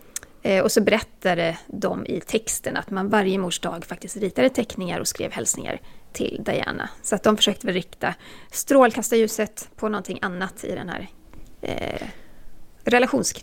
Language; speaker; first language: Swedish; native; Swedish